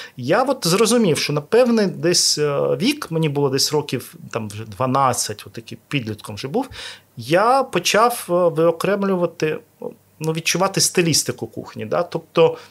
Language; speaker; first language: Ukrainian; non-native, local second language; Russian